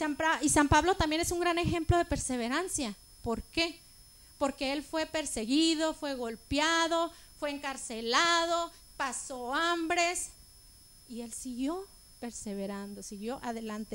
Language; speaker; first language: Spanish; native; Spanish